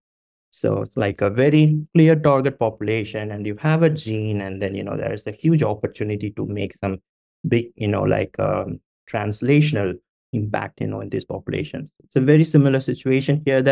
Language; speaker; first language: English; non-native, local second language; Tamil